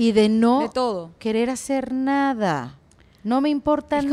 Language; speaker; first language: Spanish; native; Spanish